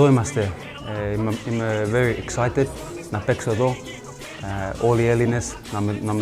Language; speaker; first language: Greek; early bilingual, heritage; English